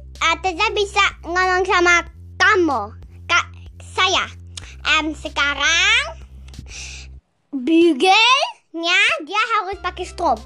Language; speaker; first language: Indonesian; early bilingual, heritage; Indonesian